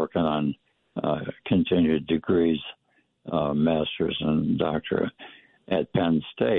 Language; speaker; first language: English; native; English